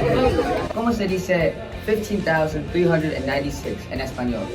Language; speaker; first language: Spanish; non-native, learner; English